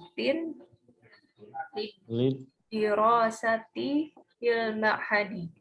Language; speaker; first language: Arabic; non-native, learner; Indonesian